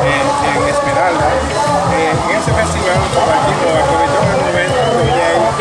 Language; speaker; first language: Spanish; non-native, learner; French